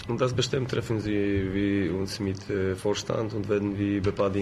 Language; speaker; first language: German; non-native, learner; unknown